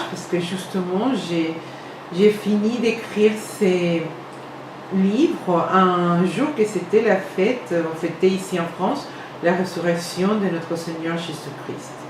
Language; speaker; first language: French; non-native, fluent; Spanish